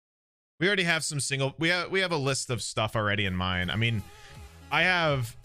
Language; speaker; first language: English; native; English